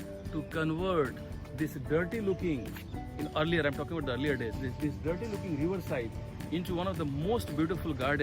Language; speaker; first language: English; non-native, local second language; Hindi